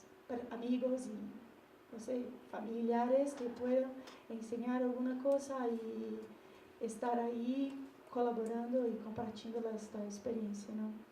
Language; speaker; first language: Spanish; non-native, learner; Portuguese